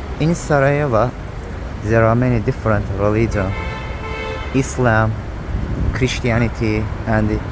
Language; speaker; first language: English; non-native, learner; Azerbaijani